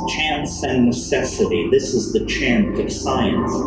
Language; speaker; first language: English; native; English